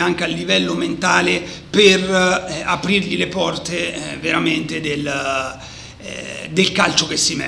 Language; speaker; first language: Italian; native; Italian